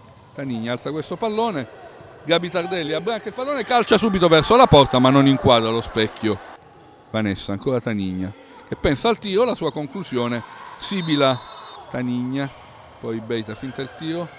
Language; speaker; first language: Italian; native; Italian